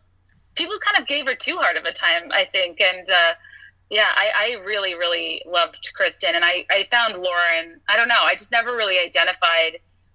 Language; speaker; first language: English; native; English